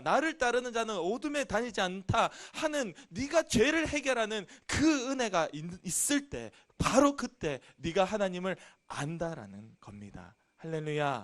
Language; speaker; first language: Korean; native; Korean